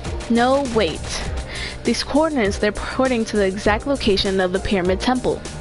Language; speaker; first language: English; early bilingual, other home language; Spanish